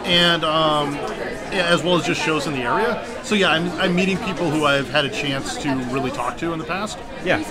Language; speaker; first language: English; native; English